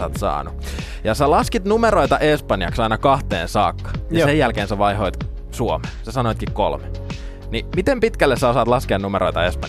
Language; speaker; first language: Finnish; native; Finnish